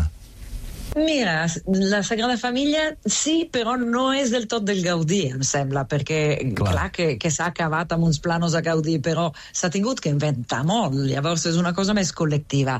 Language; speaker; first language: Catalan; non-native, fluent; Italian